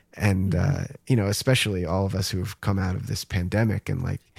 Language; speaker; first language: English; native; English